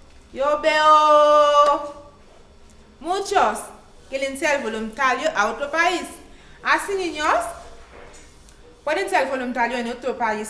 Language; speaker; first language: Spanish; non-native, learner; Haitian Creole